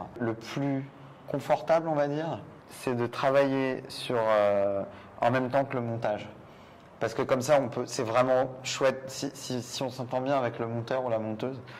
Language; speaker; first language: French; native; French